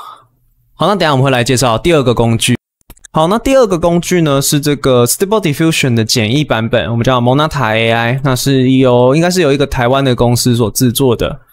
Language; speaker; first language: Chinese; native; Chinese